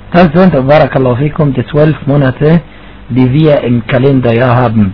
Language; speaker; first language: German; non-native, fluent; Arabic